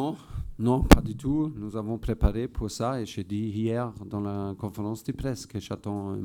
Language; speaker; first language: French; non-native, fluent; German